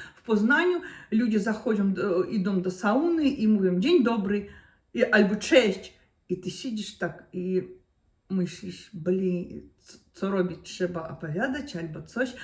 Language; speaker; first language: Polish; non-native, learner; Russian